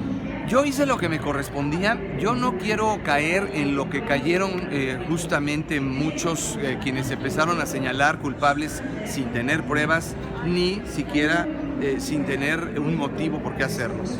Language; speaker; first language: Spanish; native; Spanish